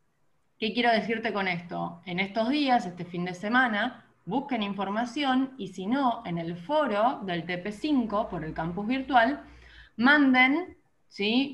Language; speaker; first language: Spanish; native; Spanish